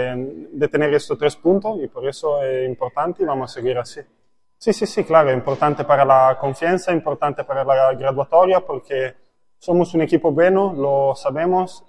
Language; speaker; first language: Spanish; non-native, fluent; Italian